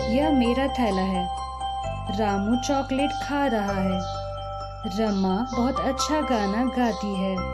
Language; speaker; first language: Hindi; native; Hindi